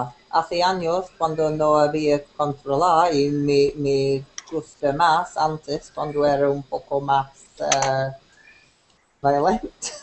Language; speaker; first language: Spanish; non-native, learner; English